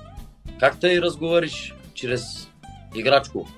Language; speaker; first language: Russian; non-native, learner; Bulgarian